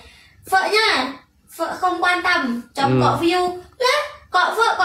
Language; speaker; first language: Vietnamese; non-native, learner; Javanese